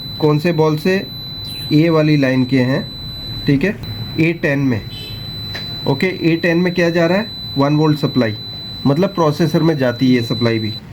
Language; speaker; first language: Hindi; non-native, local second language; Gujarati